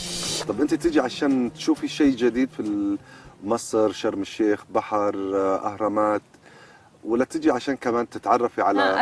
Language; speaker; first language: Arabic; native; Arabic